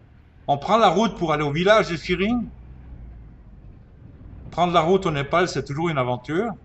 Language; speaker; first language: French; native; French